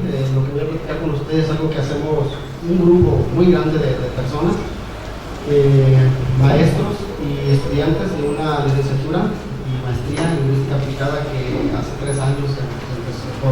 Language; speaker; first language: Spanish; native; Spanish